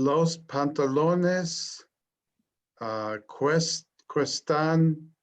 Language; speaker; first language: Spanish; non-native, learner; English